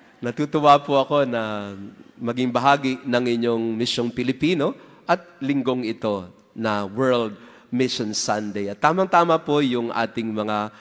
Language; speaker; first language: Filipino; non-native, local second language; Bikol